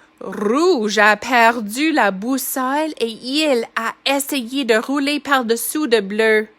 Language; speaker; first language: French; non-native, fluent; English